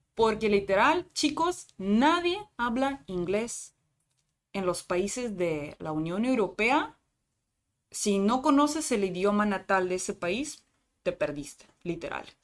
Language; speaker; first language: Spanish; non-native, fluent; Russian